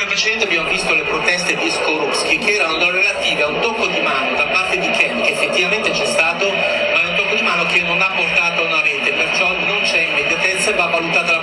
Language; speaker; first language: Italian; native; Italian